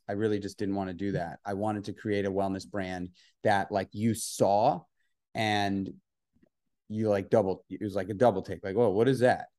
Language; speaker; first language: English; native; English